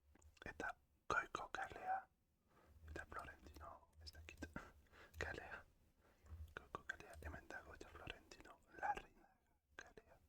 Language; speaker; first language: Basque; non-native, learner; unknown